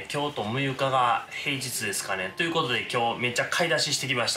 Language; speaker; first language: Japanese; native; Japanese